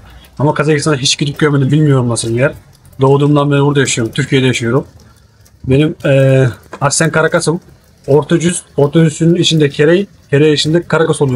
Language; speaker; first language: Turkish; early bilingual, other home language; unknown